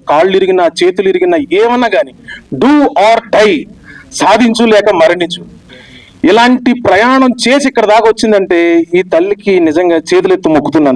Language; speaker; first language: Telugu; native; Telugu